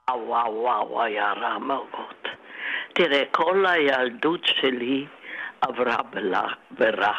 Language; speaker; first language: Hebrew; non-native, fluent; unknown